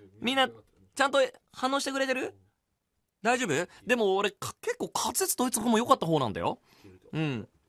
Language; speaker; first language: Japanese; early bilingual, heritage; Japanese